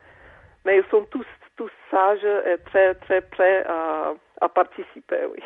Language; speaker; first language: French; non-native, fluent; Czech